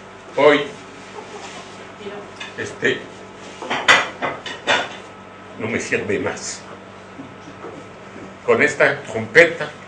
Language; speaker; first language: Spanish; non-native, learner; French